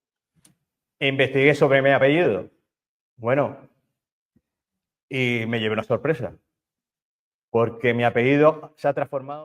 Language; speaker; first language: Spanish; native; Spanish